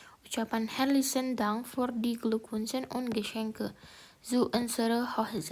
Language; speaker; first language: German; non-native, learner; Indonesian